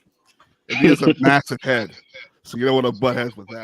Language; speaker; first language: English; native; English